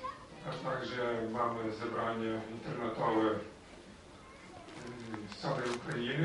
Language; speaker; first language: Polish; non-native, learner; Ukrainian